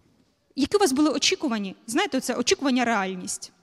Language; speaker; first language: Ukrainian; native; Ukrainian